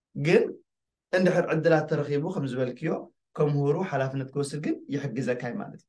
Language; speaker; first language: Tigrinya; native; Tigrinya